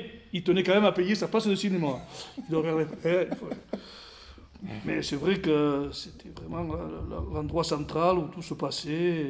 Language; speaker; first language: French; native; French